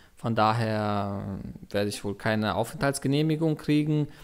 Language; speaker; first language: German; non-native, fluent; Russian